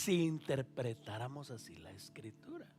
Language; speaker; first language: Spanish; native; Spanish